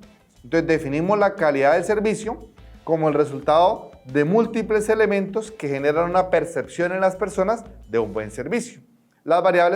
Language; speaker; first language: Spanish; native; Spanish